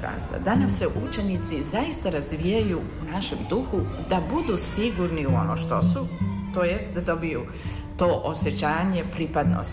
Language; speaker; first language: Serbian; native; Serbian